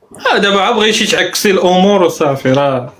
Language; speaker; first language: Arabic; native; Arabic